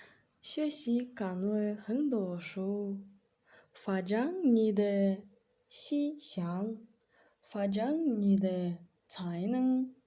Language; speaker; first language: Chinese; non-native, learner; Kyrgyz